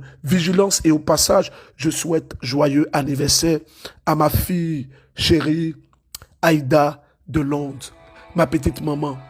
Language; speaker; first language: French; native; French